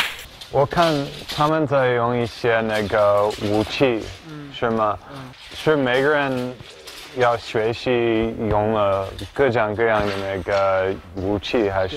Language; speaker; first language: Chinese; non-native, fluent; English